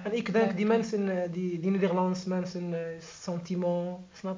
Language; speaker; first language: Dutch; non-native, learner; Arabic